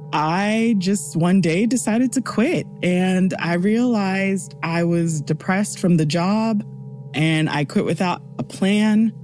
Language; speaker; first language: English; early bilingual, other home language; Yoruba